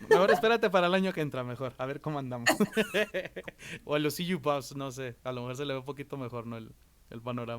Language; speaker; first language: Spanish; native; Spanish